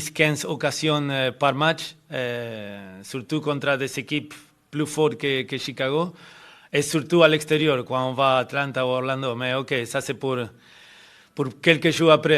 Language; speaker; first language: French; non-native, fluent; Spanish